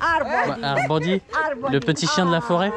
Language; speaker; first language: French; native; French